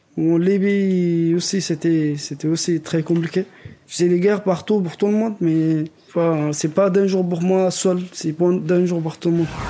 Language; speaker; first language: French; non-native, learner; Arabic